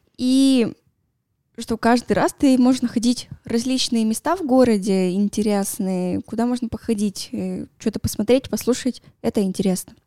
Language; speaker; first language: Russian; non-native, fluent; Spanish